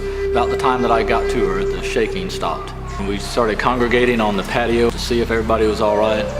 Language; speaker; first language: English; native; English